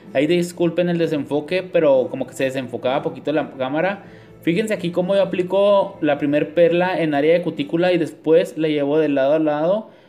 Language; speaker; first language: Spanish; native; Spanish